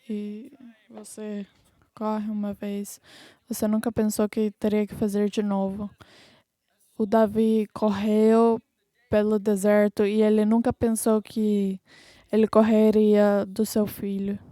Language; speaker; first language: Portuguese; non-native, fluent; English